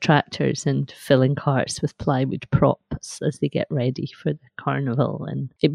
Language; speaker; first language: English; native; English